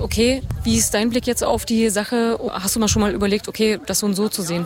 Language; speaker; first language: German; native; German